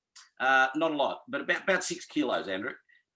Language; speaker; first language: English; native; English